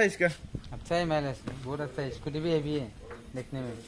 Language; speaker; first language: Hindi; non-native, local second language; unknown